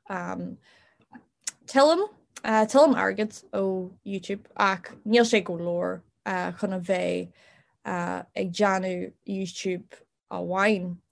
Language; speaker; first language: Irish; non-native, local second language; English